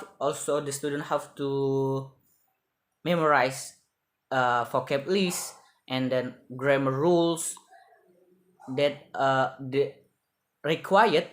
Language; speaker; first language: English; non-native, learner; Indonesian